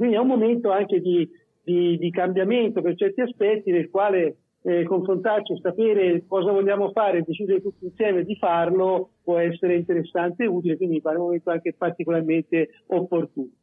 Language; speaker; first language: Italian; native; Italian